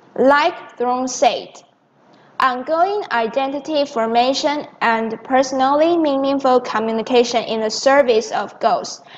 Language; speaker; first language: English; non-native, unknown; Chinese